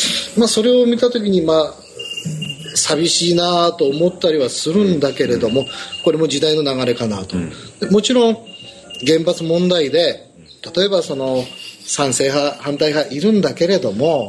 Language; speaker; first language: Japanese; native; Japanese